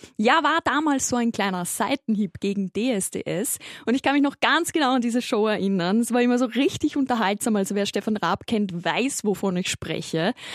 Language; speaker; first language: German; native; German